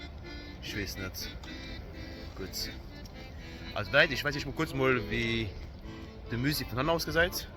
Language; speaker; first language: German; non-native, local second language; Luxembourgish